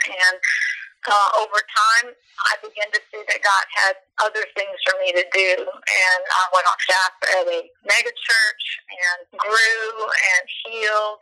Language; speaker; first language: English; native; English